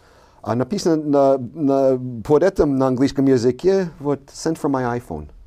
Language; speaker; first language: Russian; non-native, fluent; English